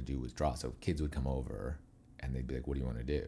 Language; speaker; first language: English; native; English